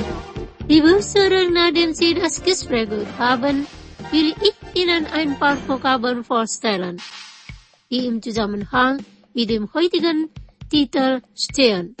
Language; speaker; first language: German; non-native, fluent; Indonesian